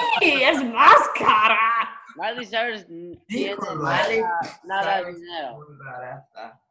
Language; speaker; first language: Spanish; non-native, learner; English